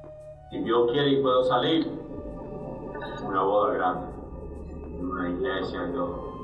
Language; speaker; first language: Spanish; early bilingual, heritage; Spanish